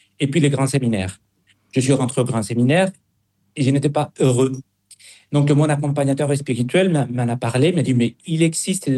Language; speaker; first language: French; non-native, fluent; Spanish